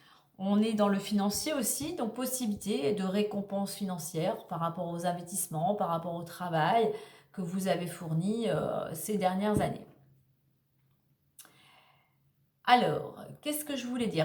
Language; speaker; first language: French; native; French